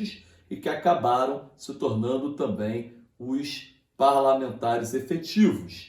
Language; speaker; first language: Portuguese; native; Portuguese